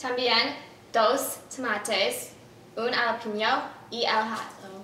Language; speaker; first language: Spanish; non-native, learner; English